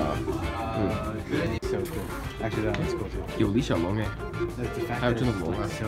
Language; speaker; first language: Chinese; non-native, fluent; English